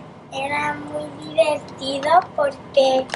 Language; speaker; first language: Spanish; early bilingual, heritage; Spanish